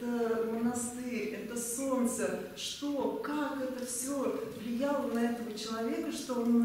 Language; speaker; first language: Russian; native; Russian